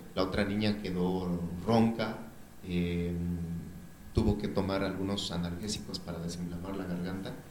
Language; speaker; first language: Spanish; non-native, local second language; Mixtepec Mixtec